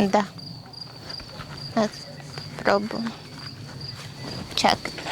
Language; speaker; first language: Bulgarian; non-native, learner; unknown